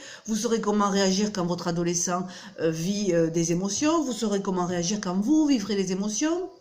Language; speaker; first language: French; native; French